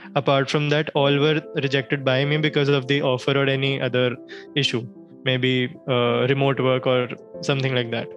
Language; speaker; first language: English; non-native, local second language; Hindi